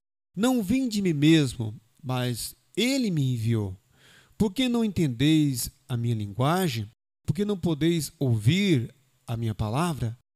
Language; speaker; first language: Portuguese; native; Portuguese